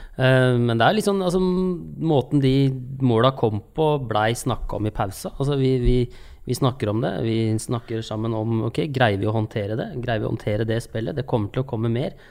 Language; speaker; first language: Norwegian; native; Norwegian